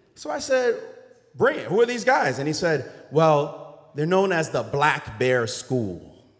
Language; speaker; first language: English; native; English